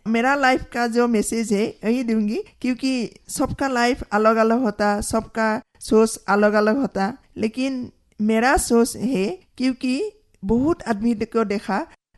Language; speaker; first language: Hindi; non-native, local second language; Assamese